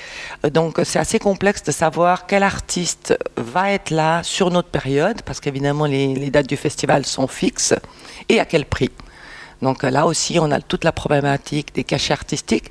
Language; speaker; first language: French; native; French